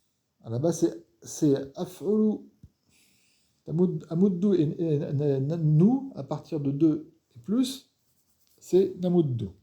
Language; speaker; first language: French; non-native, fluent; Arabic